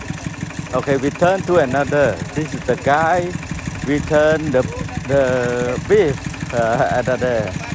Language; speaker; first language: English; non-native, learner; Khmer